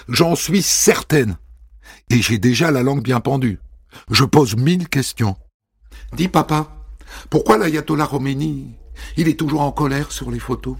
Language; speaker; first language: French; native; French